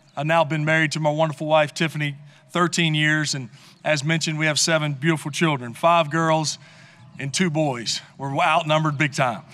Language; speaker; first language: English; native; English